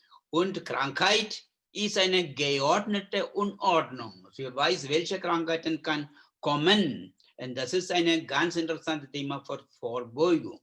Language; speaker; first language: German; non-native, learner; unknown